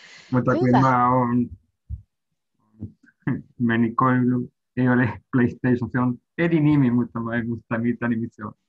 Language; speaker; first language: Finnish; non-native, learner; Spanish